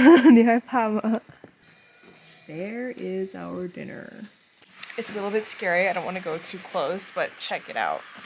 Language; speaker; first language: English; early bilingual, other home language; Chinese